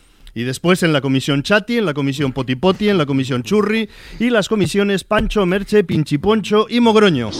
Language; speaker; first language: Spanish; native; Spanish